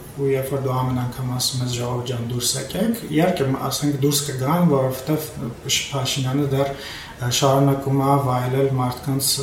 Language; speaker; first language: Armenian; native; Armenian